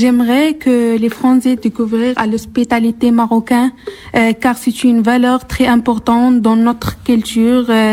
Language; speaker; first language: French; non-native, learner; Arabic